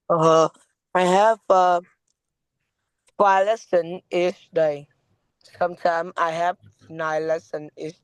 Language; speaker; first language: English; non-native, learner; Vietnamese